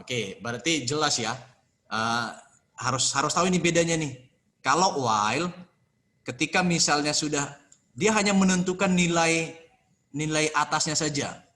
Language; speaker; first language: Indonesian; native; Indonesian